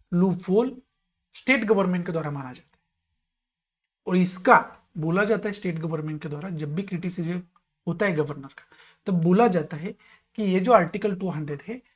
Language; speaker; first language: Hindi; non-native, local second language; Marathi